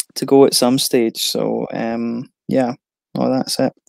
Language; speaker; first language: English; native; English